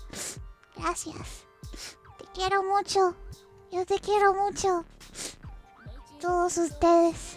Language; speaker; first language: Spanish; early bilingual, heritage; English